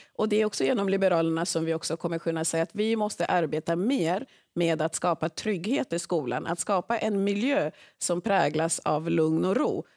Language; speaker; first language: Swedish; early bilingual, other home language; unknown